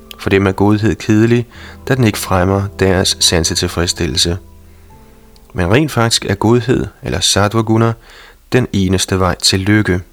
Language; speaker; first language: Danish; native; Danish